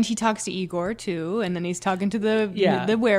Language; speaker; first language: English; native; English